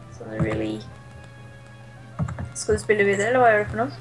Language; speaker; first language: Norwegian; native; Norwegian